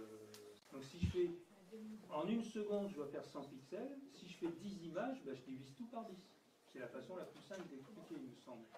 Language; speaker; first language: French; native; French